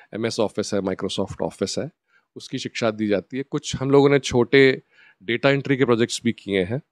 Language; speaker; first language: Hindi; native; Hindi